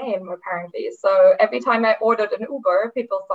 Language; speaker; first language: English; non-native, fluent; German